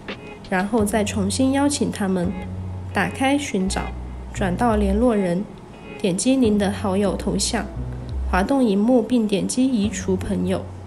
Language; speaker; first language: Chinese; native; Chinese